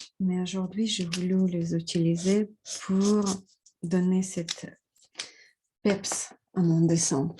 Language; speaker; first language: French; non-native, fluent; Russian